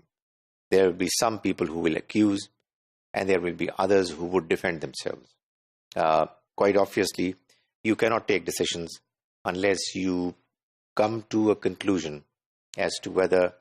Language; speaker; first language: English; non-native, local second language; Urdu